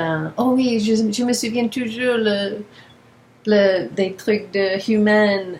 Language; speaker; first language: French; non-native, learner; English